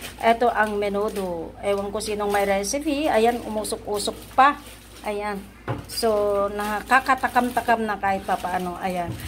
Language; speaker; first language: Filipino; non-native, local second language; Iloko